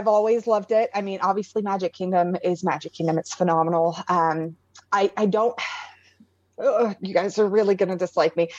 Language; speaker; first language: English; native; English